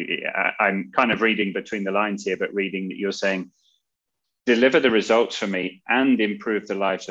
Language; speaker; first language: English; native; English